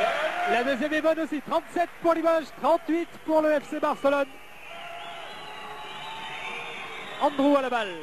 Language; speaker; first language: French; native; French